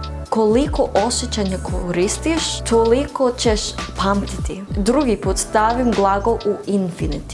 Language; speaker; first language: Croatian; non-native, fluent; English